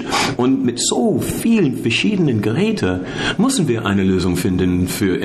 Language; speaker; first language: German; non-native, learner; English